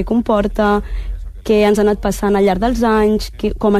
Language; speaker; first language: Catalan; early bilingual, other home language; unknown